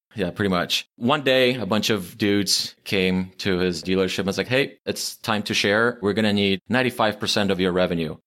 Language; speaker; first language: English; early bilingual, other home language; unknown